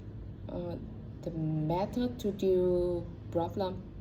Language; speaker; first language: English; non-native, learner; Vietnamese